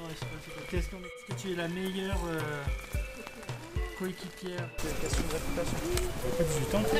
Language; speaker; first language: French; non-native, learner; Nepali